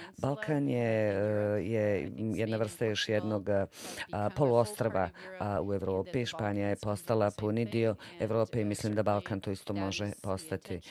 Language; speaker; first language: Bosnian; non-native, fluent; English